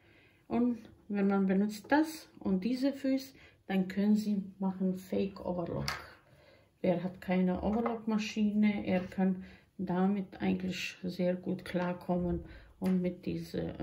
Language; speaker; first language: German; non-native, fluent; Croatian